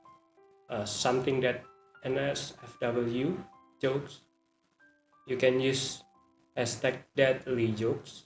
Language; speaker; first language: English; non-native, learner; Indonesian